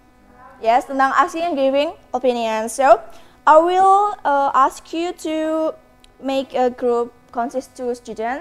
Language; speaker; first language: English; non-native, learner; Indonesian